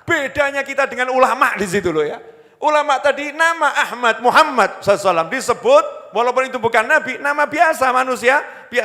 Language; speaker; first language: Indonesian; native; Indonesian